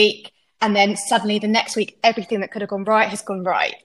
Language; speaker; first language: English; native; English